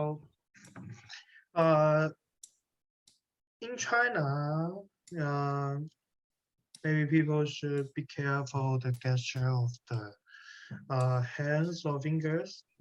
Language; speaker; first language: English; non-native, learner; Chinese